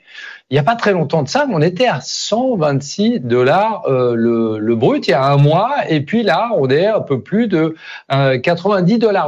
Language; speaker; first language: French; native; French